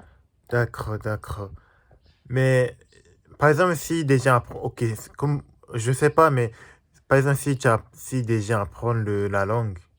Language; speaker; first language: French; non-native, learner; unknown